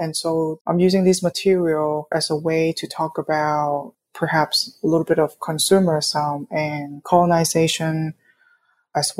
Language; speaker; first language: English; non-native, local second language; Cantonese